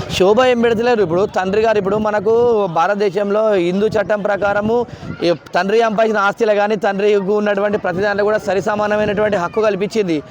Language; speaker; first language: Telugu; native; Telugu